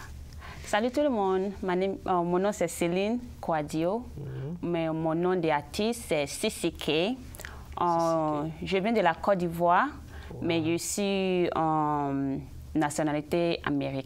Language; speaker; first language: French; early bilingual, other home language; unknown